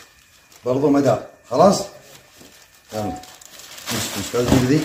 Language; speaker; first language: Arabic; non-native, learner; Bangla